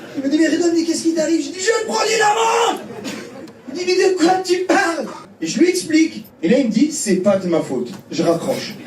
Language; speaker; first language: French; native; French